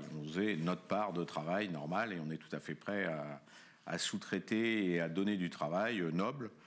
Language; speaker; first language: French; native; French